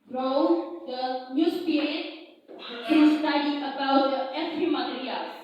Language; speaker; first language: English; non-native, learner; Indonesian